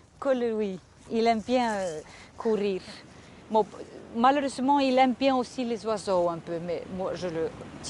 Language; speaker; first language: French; non-native, fluent; Icelandic